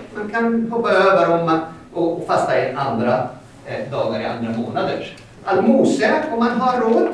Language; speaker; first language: Swedish; non-native, fluent; Arabic